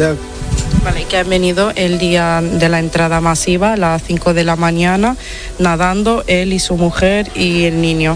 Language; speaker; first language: Spanish; non-native, fluent; Italian